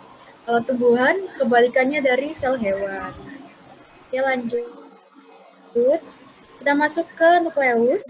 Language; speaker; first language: Indonesian; native; Indonesian